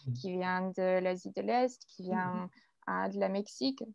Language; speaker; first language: French; non-native, fluent; English